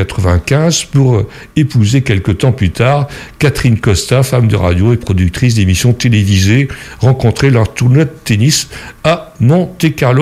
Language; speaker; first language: French; native; French